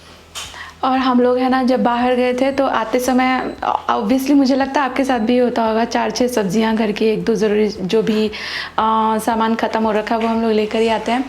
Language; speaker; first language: Hindi; native; Hindi